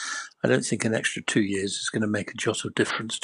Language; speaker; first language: English; native; English